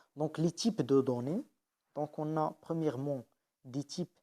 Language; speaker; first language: French; non-native, local second language; Arabic